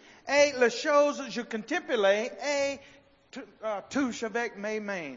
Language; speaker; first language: French; non-native, learner; English